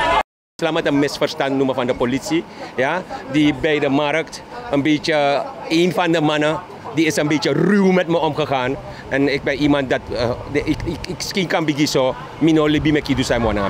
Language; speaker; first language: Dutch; native; Dutch